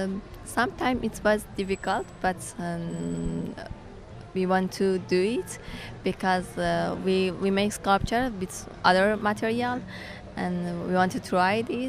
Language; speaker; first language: English; non-native, learner; Persian